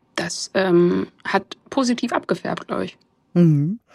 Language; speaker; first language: German; native; German